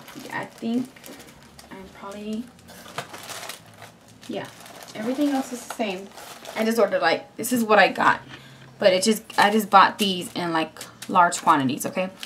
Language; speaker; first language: English; native; English